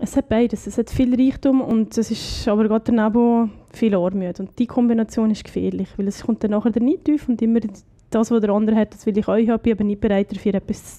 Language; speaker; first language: German; native; German